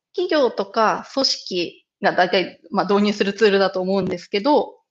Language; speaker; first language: Japanese; native; Japanese